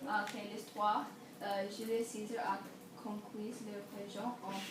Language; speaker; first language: French; non-native, learner; English